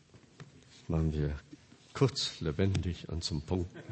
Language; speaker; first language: German; non-native, fluent; Korean